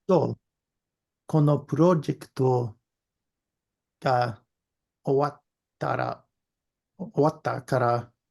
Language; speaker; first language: Japanese; non-native, learner; English